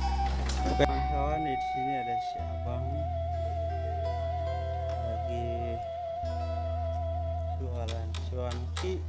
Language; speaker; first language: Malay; non-native, local second language; Sundanese